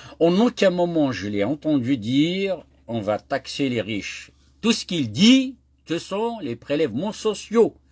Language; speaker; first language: French; non-native, local second language; Kabyle